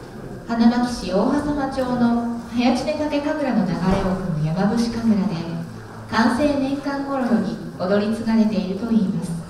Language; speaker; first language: Japanese; native; Japanese